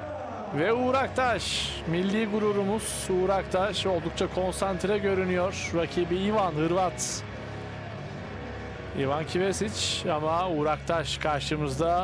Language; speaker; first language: Turkish; native; Turkish